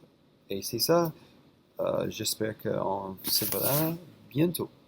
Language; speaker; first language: French; non-native, fluent; English